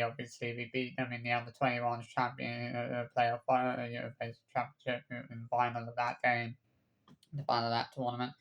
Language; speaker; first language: English; native; English